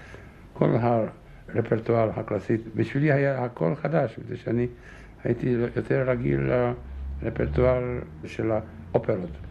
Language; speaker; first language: Hebrew; non-native, fluent; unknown